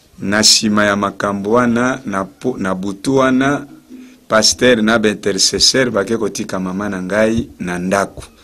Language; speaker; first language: Lingala; native; Lingala